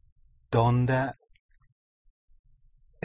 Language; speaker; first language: Spanish; non-native, learner; English